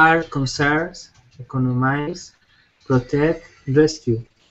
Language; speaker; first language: English; non-native, learner; Spanish